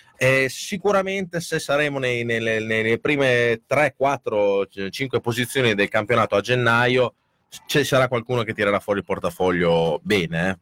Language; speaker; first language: Italian; native; Italian